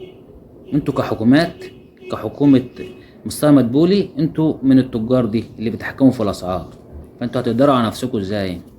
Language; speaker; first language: Arabic; native; Arabic